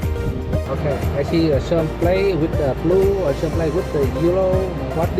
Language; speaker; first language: English; non-native, learner; Vietnamese